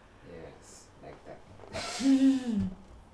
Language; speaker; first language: English; non-native, learner; Japanese